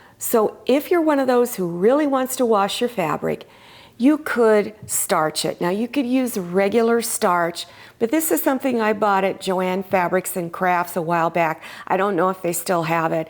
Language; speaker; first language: English; native; English